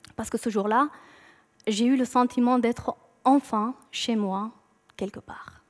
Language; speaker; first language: French; non-native, fluent; Persian